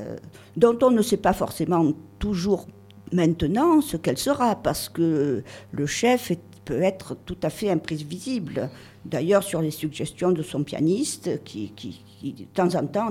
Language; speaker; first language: French; native; French